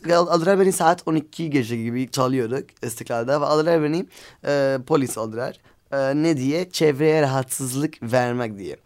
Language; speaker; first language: Turkish; non-native, learner; Arabic